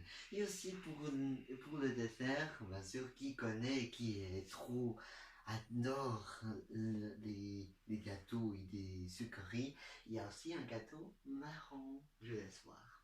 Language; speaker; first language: French; non-native, learner; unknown